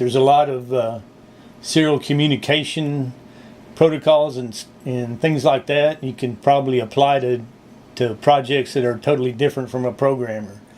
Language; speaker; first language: English; native; English